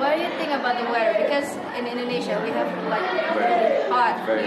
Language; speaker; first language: English; non-native, learner; Indonesian